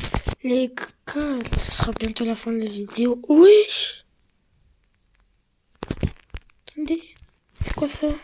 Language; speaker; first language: French; native; French